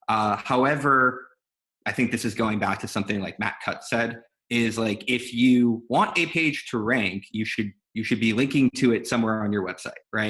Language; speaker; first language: English; native; English